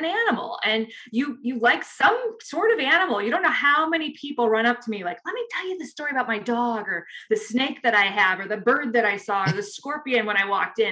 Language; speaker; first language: English; native; English